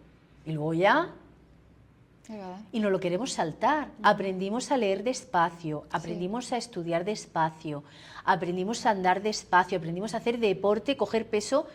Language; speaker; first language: Spanish; native; Spanish